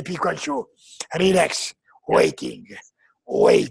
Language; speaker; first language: English; non-native, learner; Italian